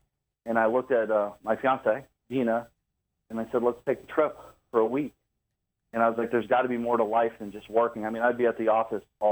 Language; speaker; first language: English; native; English